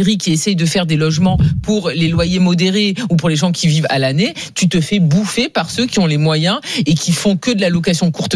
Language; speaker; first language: French; native; French